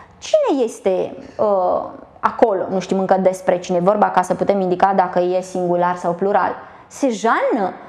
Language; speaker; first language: Romanian; native; Romanian